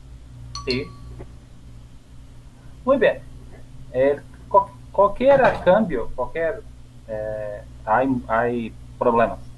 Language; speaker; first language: Spanish; non-native, learner; Portuguese